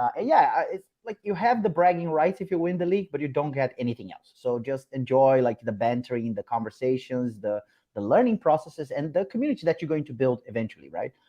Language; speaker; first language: English; non-native, fluent; Portuguese